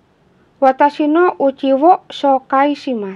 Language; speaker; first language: Japanese; non-native, fluent; Indonesian